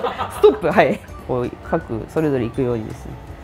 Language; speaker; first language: Japanese; native; Japanese